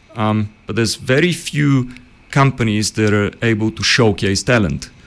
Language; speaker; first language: English; early bilingual, other home language; Bulgarian